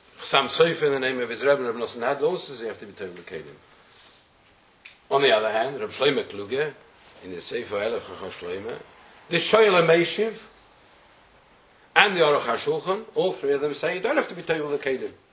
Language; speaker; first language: English; native; English